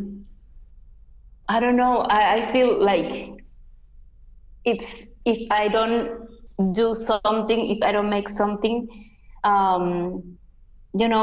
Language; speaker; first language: English; non-native, fluent; Yucateco